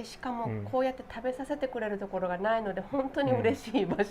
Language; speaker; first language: Japanese; native; Japanese